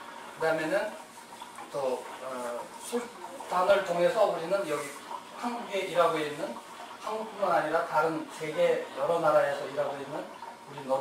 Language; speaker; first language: Korean; non-native, fluent; Kyrgyz